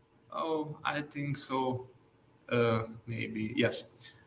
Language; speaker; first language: English; non-native, learner; Hungarian